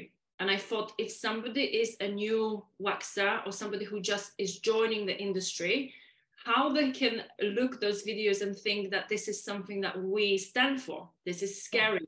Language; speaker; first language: English; non-native, fluent; Polish